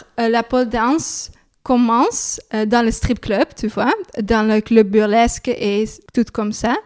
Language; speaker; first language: French; non-native, learner; Dutch